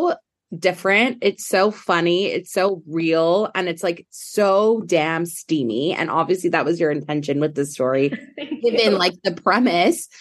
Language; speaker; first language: English; native; English